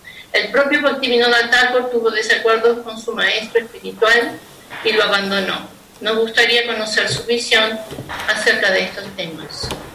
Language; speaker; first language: Spanish; native; Spanish